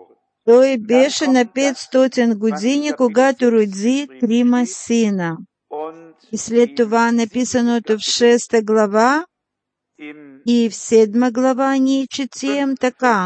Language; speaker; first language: Bulgarian; non-native, fluent; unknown